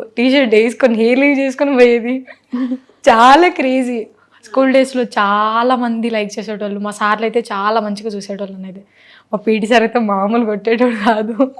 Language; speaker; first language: Telugu; non-native, local second language; Lambadi